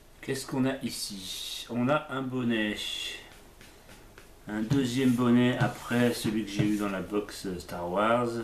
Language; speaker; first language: French; native; French